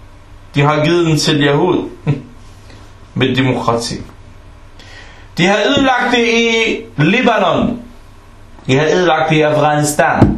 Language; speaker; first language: Danish; non-native, fluent; Arabic